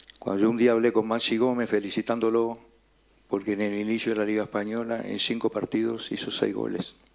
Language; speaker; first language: Spanish; native; Spanish